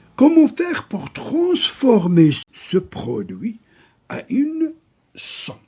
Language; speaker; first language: French; non-native, local second language; Arabic